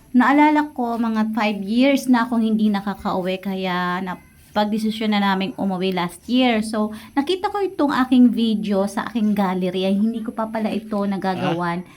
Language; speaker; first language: Filipino; non-native, local second language; Bikol